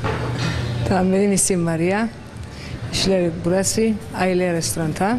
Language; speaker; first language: Turkish; non-native, local second language; Arabic